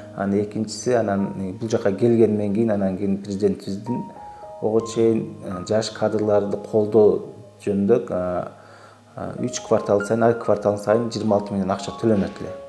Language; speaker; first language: Kyrgyz; non-native, local second language; Uzbek